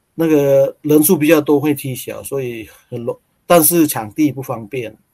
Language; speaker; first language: Chinese; non-native, learner; Thai